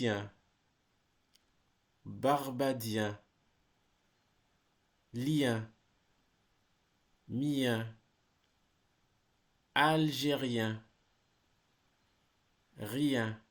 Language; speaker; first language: French; non-native, fluent; English